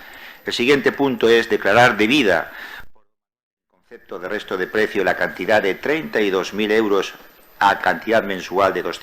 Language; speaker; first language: Spanish; native; Spanish